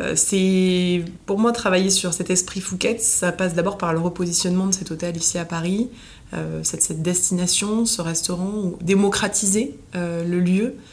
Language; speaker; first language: French; native; French